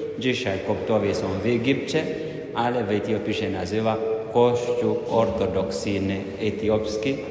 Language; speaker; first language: Polish; non-native, fluent; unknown